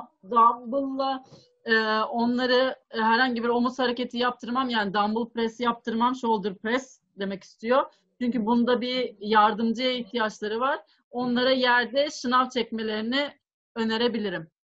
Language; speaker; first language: Turkish; native; Turkish